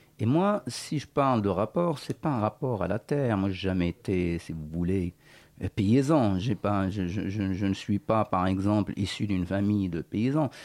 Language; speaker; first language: French; non-native, local second language; Berber languages